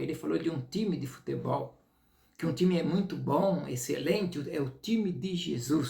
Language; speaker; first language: Portuguese; native; Portuguese